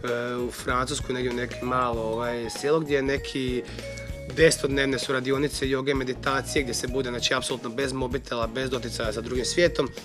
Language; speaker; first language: Croatian; native; Croatian